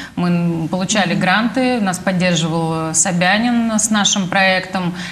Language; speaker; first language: Russian; native; Russian